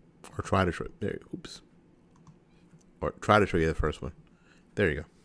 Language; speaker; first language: English; native; English